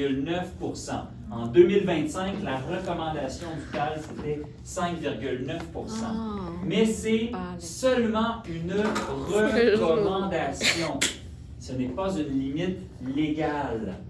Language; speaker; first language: French; native; French